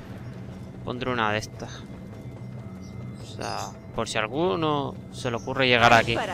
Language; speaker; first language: Spanish; native; Spanish